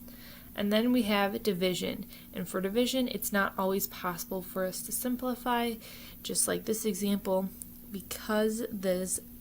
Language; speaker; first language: English; native; English